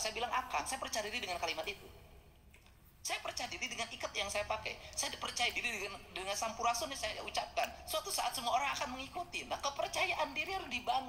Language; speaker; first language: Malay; non-native, local second language; Sundanese